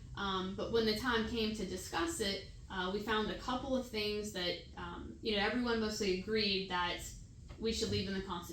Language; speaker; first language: English; native; English